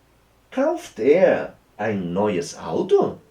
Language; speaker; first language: German; non-native, fluent; Portuguese